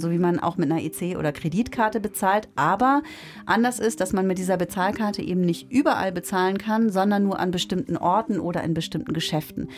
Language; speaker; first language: German; native; German